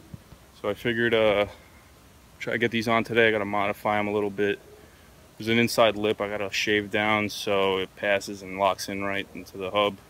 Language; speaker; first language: English; native; English